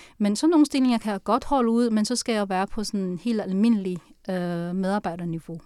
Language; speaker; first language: Danish; non-native, fluent; Chinese